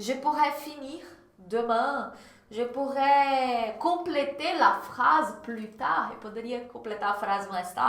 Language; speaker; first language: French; non-native, fluent; Portuguese